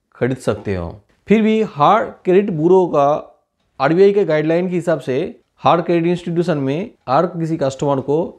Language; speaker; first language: Hindi; non-native, local second language; Bangla